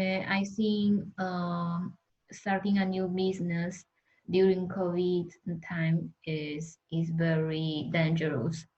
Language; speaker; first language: English; non-native, learner; Spanish